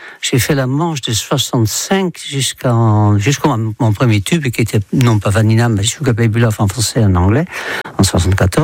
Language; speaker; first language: French; native; French